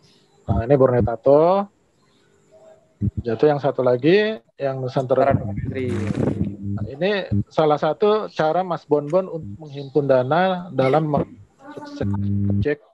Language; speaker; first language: Indonesian; native; Indonesian